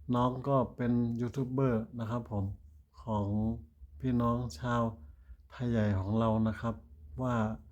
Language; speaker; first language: Thai; native; Thai